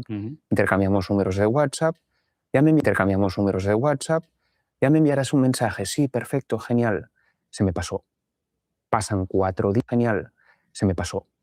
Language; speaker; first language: Spanish; native; Spanish